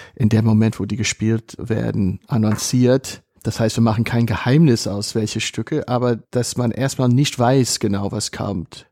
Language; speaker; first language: German; non-native, fluent; English